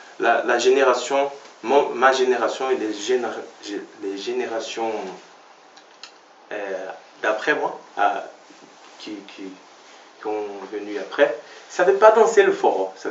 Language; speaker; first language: French; non-native, fluent; Portuguese